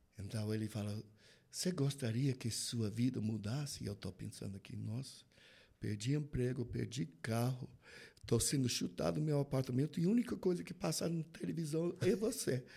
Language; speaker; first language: Portuguese; non-native, fluent; English